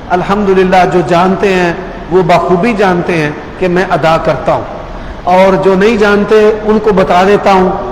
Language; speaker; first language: Urdu; non-native, local second language; Punjabi